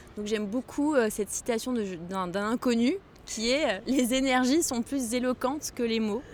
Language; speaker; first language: French; non-native, local second language; Arabic